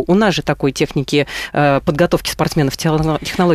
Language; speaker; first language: Russian; native; Russian